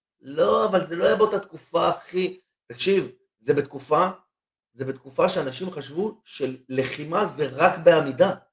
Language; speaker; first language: Hebrew; native; Hebrew